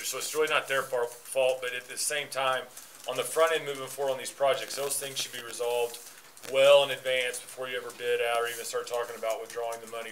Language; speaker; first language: English; native; English